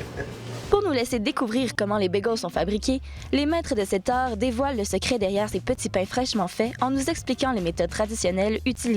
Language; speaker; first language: French; native; French